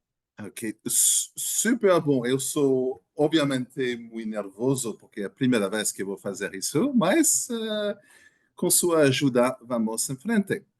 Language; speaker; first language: Portuguese; non-native, learner; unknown